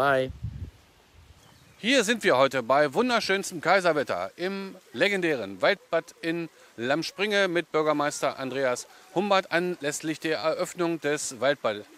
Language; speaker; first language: German; native; German